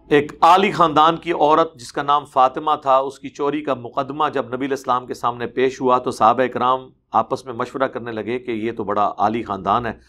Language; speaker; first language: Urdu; non-native, local second language; Punjabi